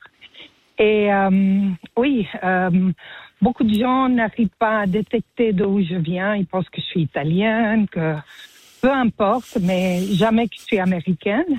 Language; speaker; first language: French; non-native, fluent; English